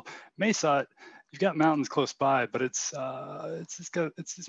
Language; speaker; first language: English; native; English